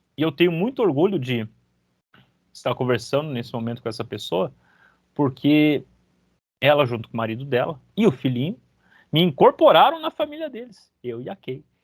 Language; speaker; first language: Portuguese; native; Portuguese